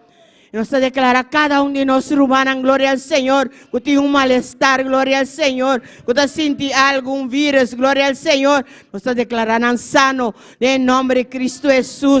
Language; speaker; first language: Spanish; non-native, learner; Papiamento